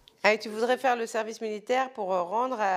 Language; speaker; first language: French; native; French